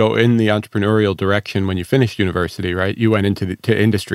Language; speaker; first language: English; native; English